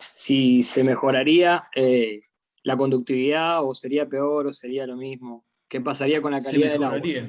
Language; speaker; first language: Spanish; native; Spanish